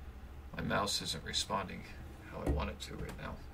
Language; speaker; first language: English; native; English